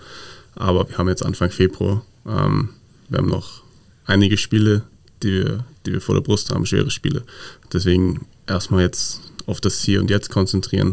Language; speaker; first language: German; native; German